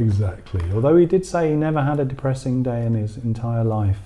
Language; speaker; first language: English; native; English